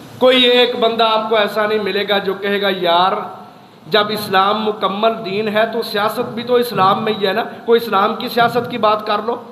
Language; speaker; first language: Urdu; non-native, local second language; Punjabi